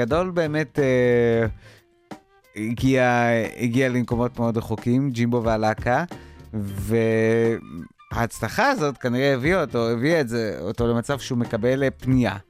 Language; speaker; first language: Hebrew; native; Hebrew